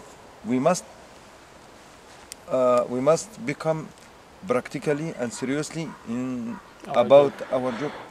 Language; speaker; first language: English; non-native, learner; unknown